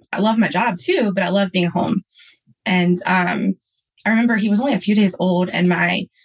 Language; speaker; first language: English; native; English